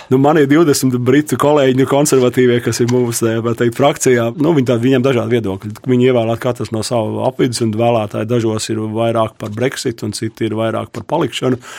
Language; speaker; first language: Latvian; native; Latvian